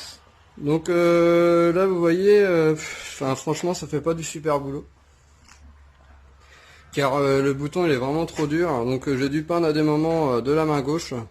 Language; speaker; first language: French; native; French